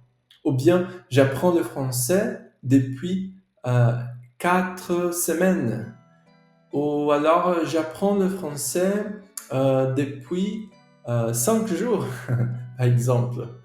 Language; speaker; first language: French; non-native, fluent; Portuguese